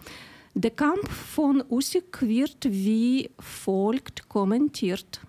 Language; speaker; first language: German; non-native, fluent; Ukrainian